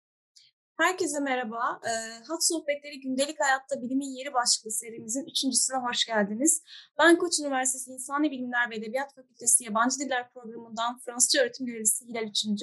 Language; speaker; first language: Turkish; native; Turkish